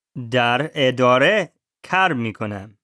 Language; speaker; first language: Persian; non-native, learner; English